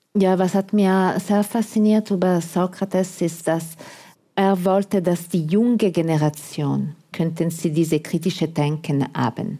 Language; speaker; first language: German; non-native, fluent; Italian